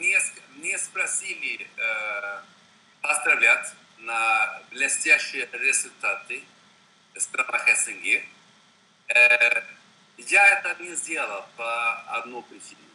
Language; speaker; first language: Russian; non-native, fluent; Swedish